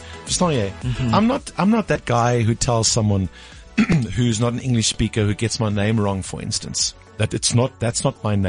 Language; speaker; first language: English; native; English